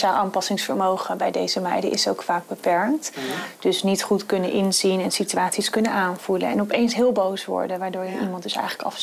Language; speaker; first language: Dutch; native; Dutch